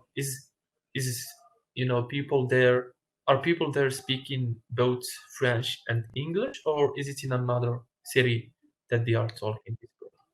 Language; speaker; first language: English; non-native, fluent; Arabic